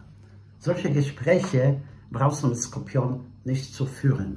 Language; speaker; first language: German; non-native, fluent; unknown